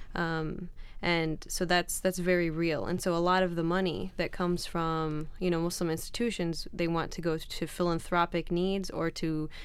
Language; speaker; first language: English; non-native, fluent; Arabic